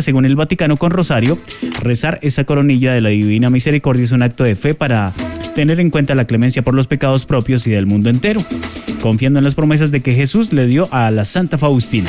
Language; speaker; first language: Spanish; native; Spanish